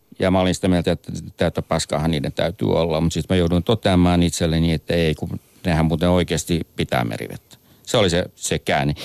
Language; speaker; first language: Finnish; native; Finnish